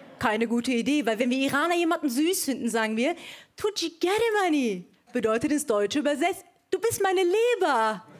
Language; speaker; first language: German; early bilingual, other home language; Persian